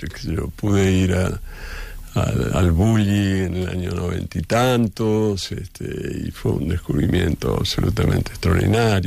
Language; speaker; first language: Spanish; native; Spanish